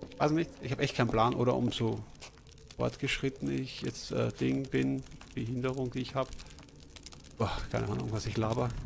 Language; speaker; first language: German; native; German